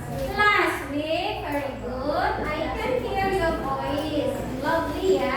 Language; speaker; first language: English; non-native, learner; Indonesian